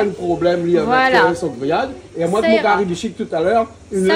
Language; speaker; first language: French; non-native, local second language; Réunion Creole French